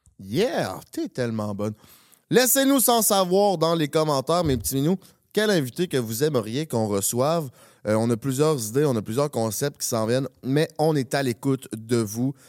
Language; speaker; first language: French; native; French